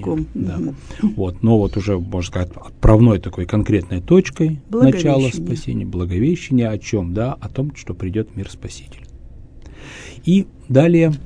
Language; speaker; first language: Russian; native; Russian